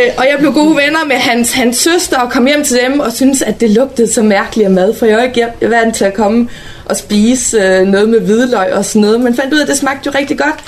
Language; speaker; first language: Danish; native; Danish